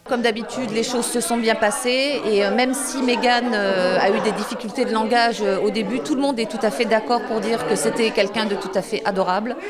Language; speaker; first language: French; native; French